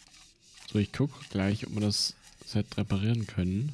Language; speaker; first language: German; native; German